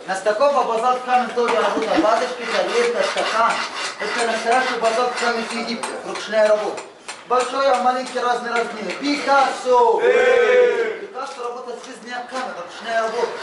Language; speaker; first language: Russian; non-native, learner; Arabic